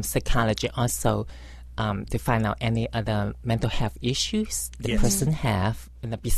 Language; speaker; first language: English; non-native, local second language; Cantonese